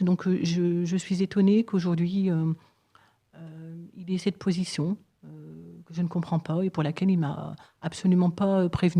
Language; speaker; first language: French; native; French